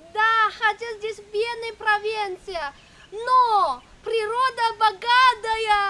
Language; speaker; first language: Russian; non-native, fluent; Chinese